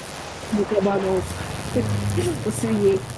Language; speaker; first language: Russian; native; Russian